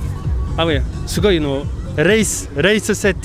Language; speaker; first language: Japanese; non-native, learner; French